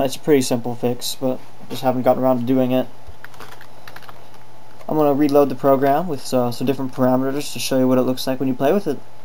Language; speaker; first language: English; native; English